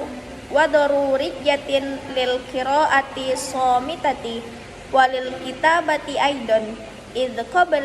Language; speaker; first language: Arabic; non-native, learner; Indonesian